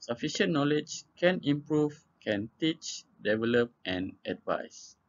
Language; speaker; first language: English; non-native, local second language; Malay